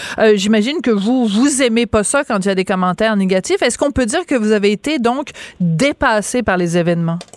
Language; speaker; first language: French; native; French